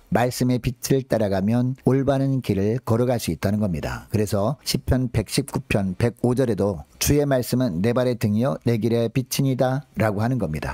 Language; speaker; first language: Korean; native; Korean